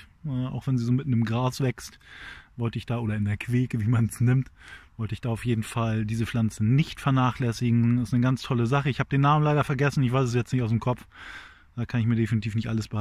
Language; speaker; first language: German; native; German